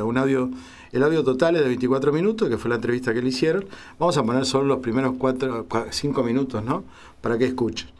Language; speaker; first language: Spanish; native; Spanish